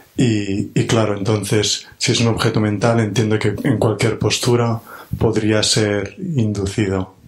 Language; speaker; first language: Spanish; native; Spanish